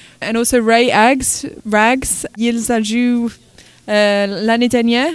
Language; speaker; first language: French; non-native, learner; English